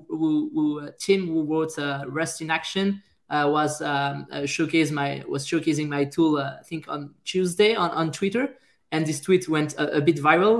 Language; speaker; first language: English; non-native, fluent; French